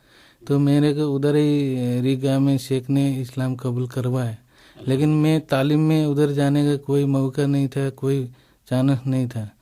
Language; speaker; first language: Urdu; non-native, learner; Nepali